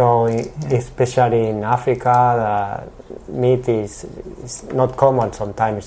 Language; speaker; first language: English; non-native, learner; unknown